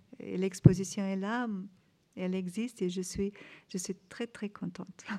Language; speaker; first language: French; non-native, fluent; Portuguese